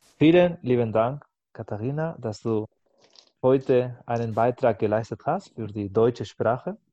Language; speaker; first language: German; non-native, fluent; Spanish